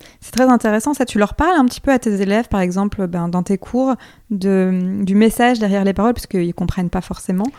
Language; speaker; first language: French; native; French